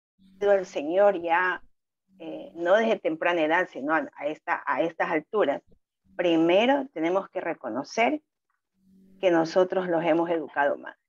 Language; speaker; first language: Spanish; native; Spanish